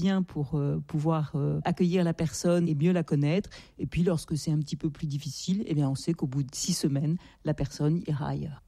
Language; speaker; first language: French; native; French